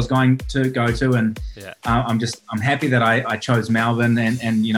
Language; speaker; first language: English; native; English